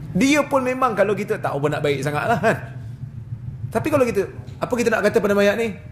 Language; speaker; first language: Malay; native; Malay